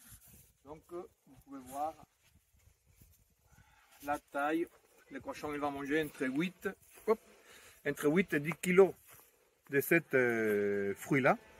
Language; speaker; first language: French; non-native, fluent; Spanish